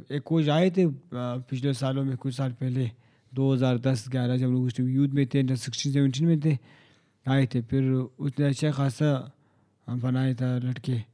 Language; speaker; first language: Urdu; non-native, local second language; Hazaragi